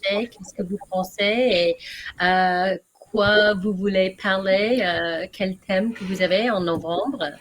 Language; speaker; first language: French; non-native, learner; English